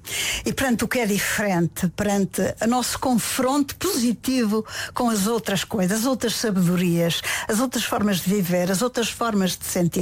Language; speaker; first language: Portuguese; native; Portuguese